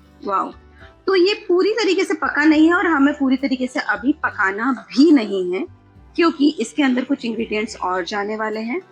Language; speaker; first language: Hindi; non-native, local second language; Marathi